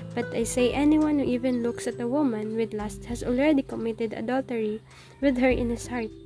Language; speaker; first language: English; non-native, local second language; Filipino